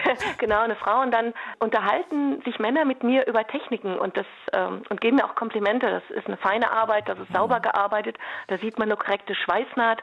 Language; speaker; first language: German; native; German